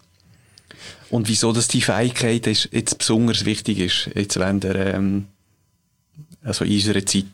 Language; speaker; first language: German; native; German